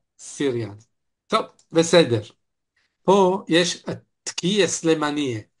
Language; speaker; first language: Hebrew; non-native, fluent; Arabic